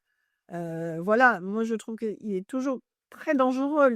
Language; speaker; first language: French; non-native, fluent; English